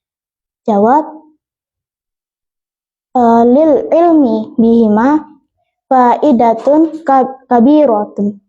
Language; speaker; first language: Arabic; non-native, learner; Indonesian